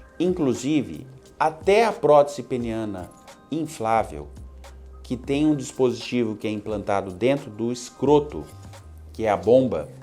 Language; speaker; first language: Portuguese; native; Portuguese